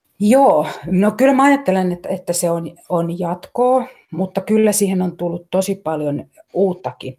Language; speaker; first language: Finnish; native; Finnish